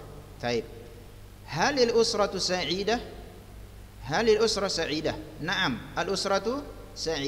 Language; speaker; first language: Arabic; non-native, fluent; Indonesian